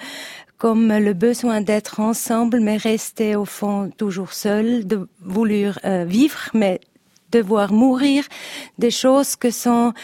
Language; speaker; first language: French; non-native, learner; Italian